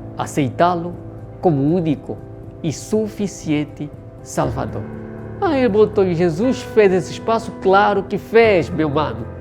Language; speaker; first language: Portuguese; native; Portuguese